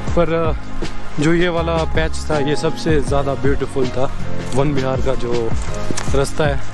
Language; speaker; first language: Hindi; native; Hindi